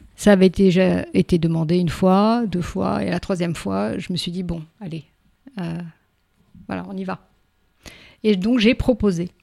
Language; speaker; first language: French; native; French